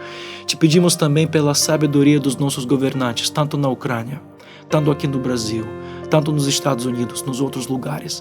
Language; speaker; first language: Portuguese; non-native, fluent; Ukrainian